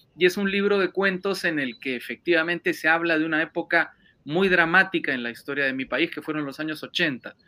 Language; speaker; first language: Spanish; native; Spanish